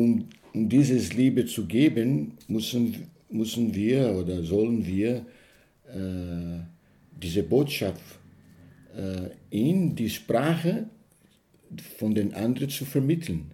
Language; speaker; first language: German; non-native, learner; Portuguese